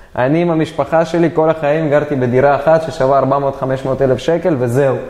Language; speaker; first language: Hebrew; native; Hebrew